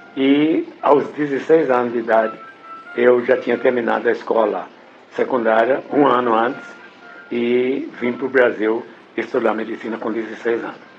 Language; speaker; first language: Portuguese; non-native, fluent; English